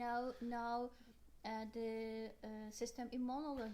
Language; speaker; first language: English; non-native, learner; Polish